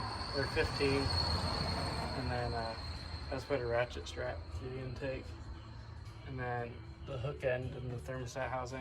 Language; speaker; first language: English; native; English